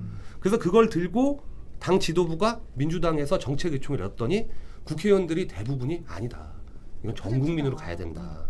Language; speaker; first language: Korean; native; Korean